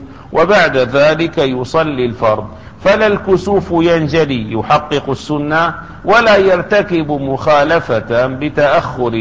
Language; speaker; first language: Arabic; native; Arabic